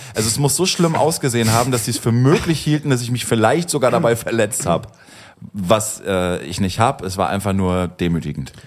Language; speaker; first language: German; native; German